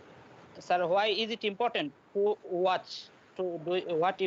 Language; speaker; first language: English; non-native, learner; Bangla